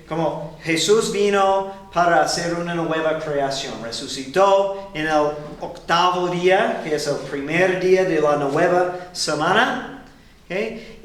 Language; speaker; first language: Spanish; non-native, fluent; English